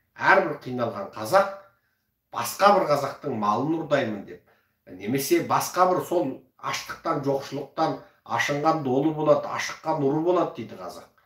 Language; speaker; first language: Kazakh; early bilingual, heritage; Kazakh